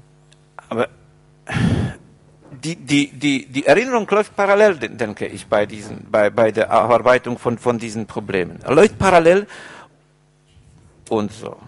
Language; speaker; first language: German; non-native, fluent; Polish